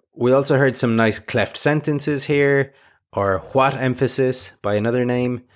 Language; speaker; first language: English; native; English